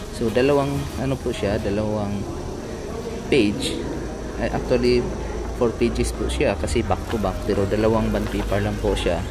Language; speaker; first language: Filipino; native; Filipino